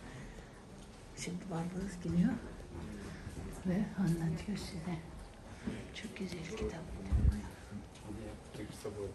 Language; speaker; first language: Turkish; non-native, learner; Russian